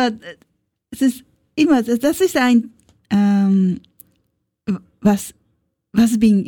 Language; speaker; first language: German; non-native, learner; Japanese